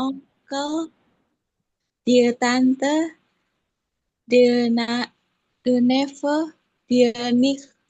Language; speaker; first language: German; non-native, learner; Indonesian